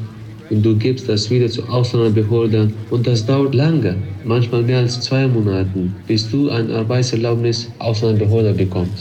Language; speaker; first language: German; non-native, fluent; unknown